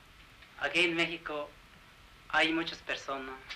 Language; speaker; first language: Spanish; non-native, local second language; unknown